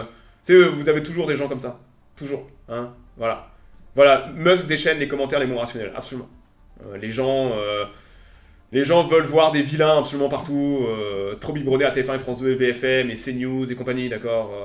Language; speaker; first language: French; native; French